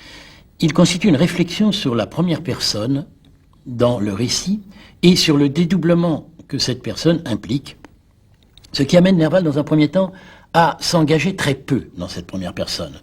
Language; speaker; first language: French; native; French